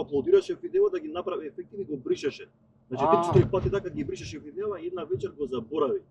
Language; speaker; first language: Macedonian; native; Macedonian